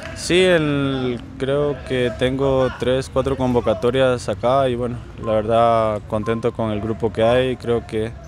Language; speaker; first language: Spanish; native; Spanish